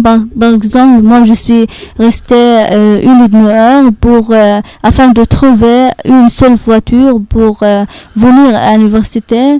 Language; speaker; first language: French; non-native, learner; Arabic